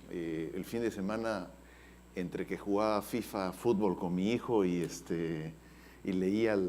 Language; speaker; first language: Spanish; native; Spanish